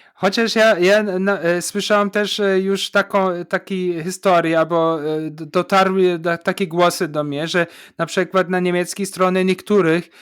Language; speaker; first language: Polish; non-native, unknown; German